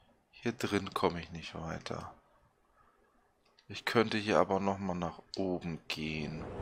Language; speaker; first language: German; native; German